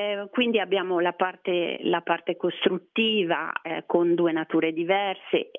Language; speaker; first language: Italian; native; Italian